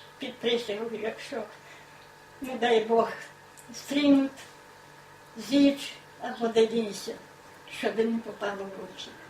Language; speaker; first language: Ukrainian; native; Ukrainian